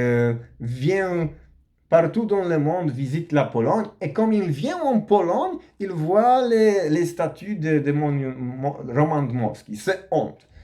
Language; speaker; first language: French; non-native, learner; Polish